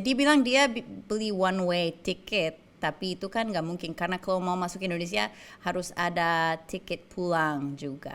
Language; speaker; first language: Indonesian; non-native, fluent; English